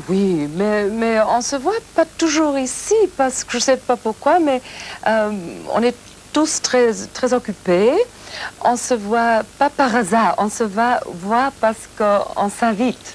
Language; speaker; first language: French; non-native, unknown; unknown